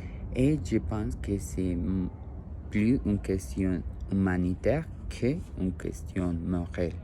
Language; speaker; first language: French; non-native, learner; Spanish